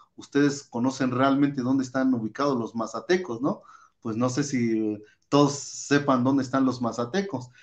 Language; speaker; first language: Spanish; non-native, local second language; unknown